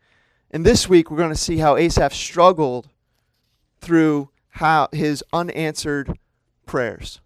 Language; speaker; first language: English; native; English